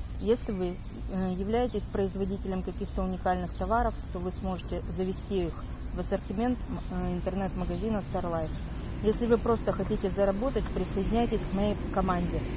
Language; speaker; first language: Russian; native; Russian